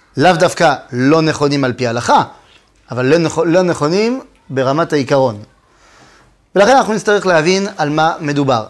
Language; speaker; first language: Hebrew; non-native, fluent; French